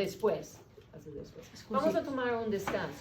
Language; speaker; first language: Spanish; non-native, learner; English